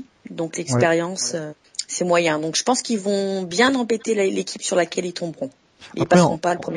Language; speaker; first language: French; native; French